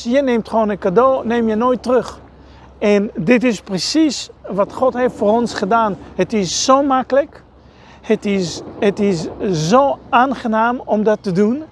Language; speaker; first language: Dutch; non-native, fluent; Hebrew